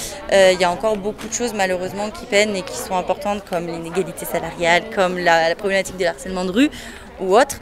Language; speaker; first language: French; native; French